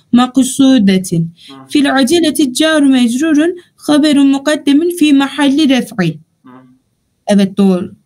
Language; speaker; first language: Arabic; non-native, fluent; Turkish